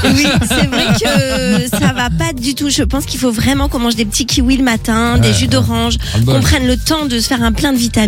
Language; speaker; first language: French; native; French